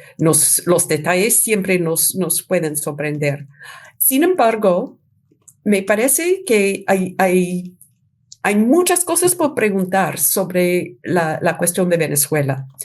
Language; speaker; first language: Spanish; non-native, fluent; English